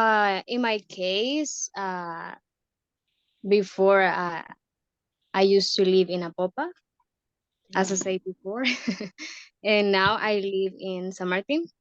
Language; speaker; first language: English; non-native, learner; Spanish